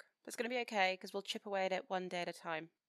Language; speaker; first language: English; native; English